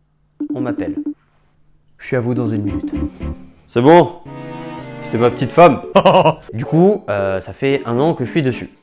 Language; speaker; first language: French; native; French